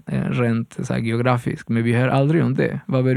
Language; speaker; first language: Swedish; non-native, fluent; Spanish